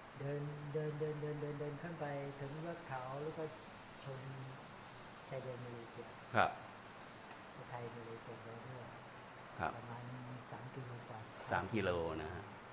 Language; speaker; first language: Thai; native; Thai